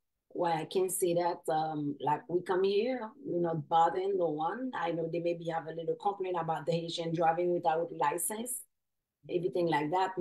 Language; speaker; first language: English; non-native, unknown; Haitian Creole